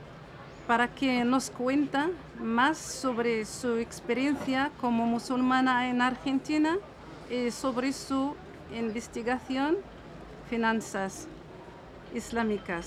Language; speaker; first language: Spanish; non-native, fluent; Arabic